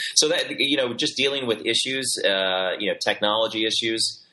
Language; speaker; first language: English; native; English